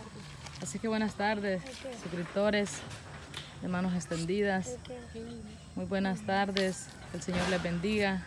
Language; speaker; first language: Spanish; native; Spanish